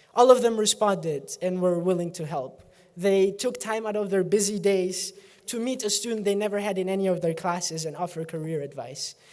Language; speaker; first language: English; early bilingual, other home language; Albanian